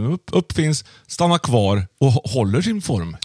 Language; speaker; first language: Swedish; native; Swedish